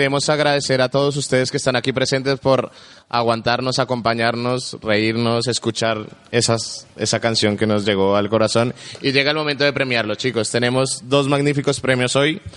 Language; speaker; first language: Spanish; native; Spanish